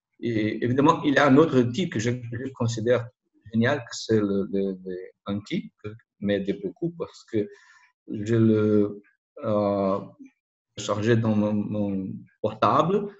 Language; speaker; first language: French; non-native, learner; Portuguese